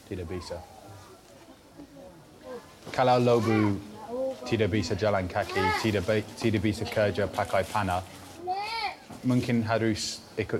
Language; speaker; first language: Indonesian; non-native, learner; English